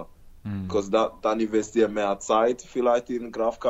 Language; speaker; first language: German; non-native, learner; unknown